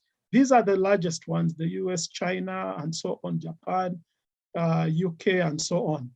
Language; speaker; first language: English; non-native, local second language; Ganda